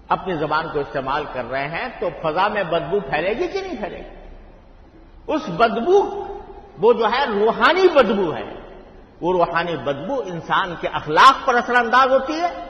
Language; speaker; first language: Urdu; native; Urdu